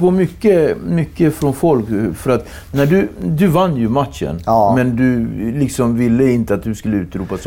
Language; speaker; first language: Swedish; native; Swedish